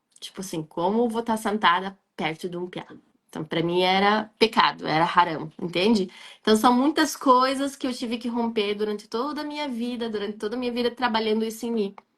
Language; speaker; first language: Portuguese; non-native, fluent; Arabic